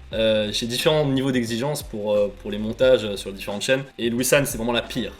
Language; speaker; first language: French; native; French